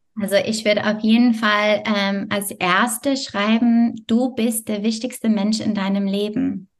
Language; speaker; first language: German; non-native, fluent; French